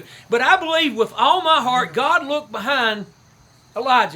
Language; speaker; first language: English; native; English